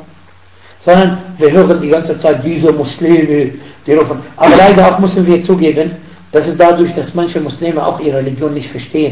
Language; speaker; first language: German; non-native, fluent; Arabic